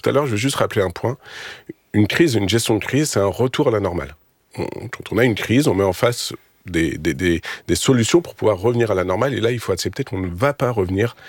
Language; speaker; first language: French; native; French